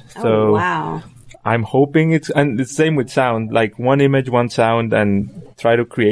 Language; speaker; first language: English; non-native, fluent; Spanish